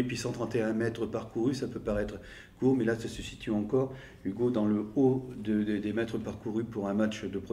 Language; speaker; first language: French; native; French